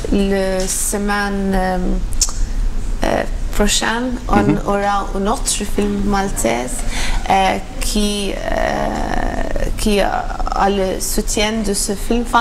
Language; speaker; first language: French; non-native, learner; Maltese